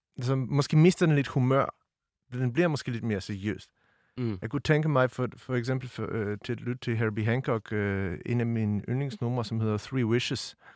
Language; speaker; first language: Danish; non-native, fluent; Polish